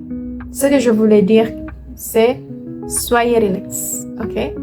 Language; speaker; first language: French; non-native, learner; Indonesian